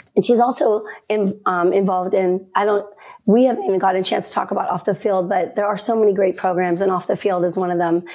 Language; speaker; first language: English; native; English